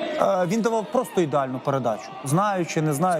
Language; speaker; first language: Ukrainian; native; Ukrainian